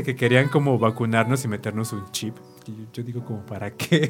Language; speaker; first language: Spanish; native; Spanish